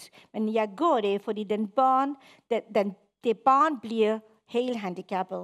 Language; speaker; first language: Danish; non-native, fluent; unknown